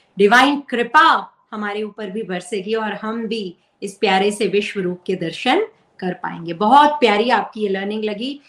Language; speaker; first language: Hindi; native; Hindi